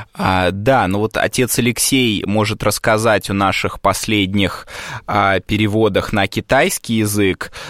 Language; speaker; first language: Russian; native; Russian